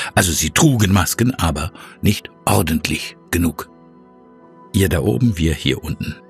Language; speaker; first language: German; native; German